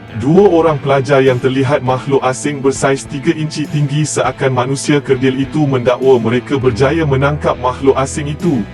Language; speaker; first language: Malay; native; Malay